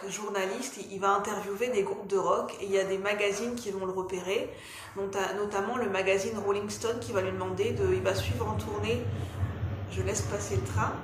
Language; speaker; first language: French; native; French